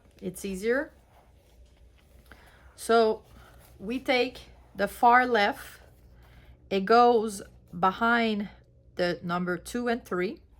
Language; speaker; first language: English; non-native, fluent; French